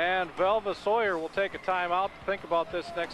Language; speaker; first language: English; native; English